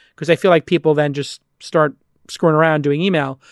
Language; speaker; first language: English; native; English